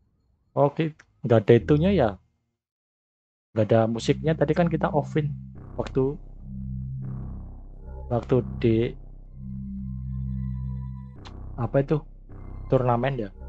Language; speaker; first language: Indonesian; native; Indonesian